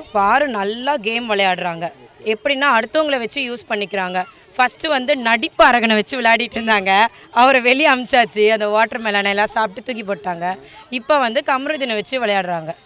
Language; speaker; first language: Tamil; native; Tamil